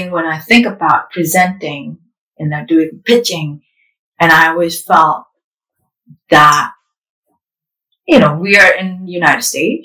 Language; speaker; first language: English; non-native, fluent; Indonesian